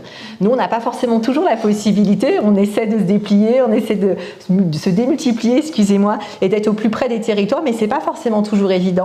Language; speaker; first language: French; native; French